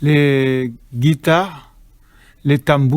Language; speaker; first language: French; non-native, learner; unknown